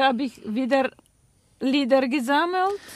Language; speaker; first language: German; non-native, fluent; Bulgarian